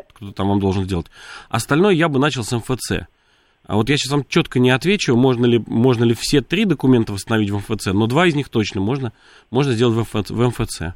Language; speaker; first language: Russian; native; Russian